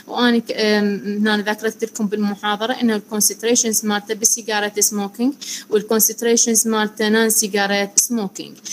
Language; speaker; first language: Arabic; native; Arabic